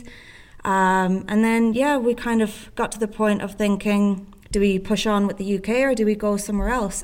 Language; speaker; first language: English; native; English